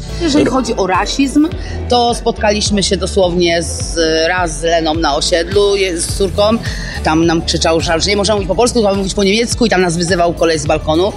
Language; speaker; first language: Polish; native; Polish